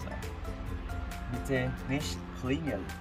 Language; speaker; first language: German; non-native, learner; Filipino